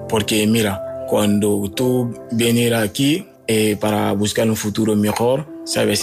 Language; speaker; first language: Spanish; non-native, fluent; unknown